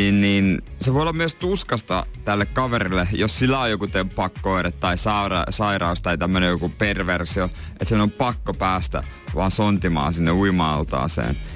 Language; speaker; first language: Finnish; native; Finnish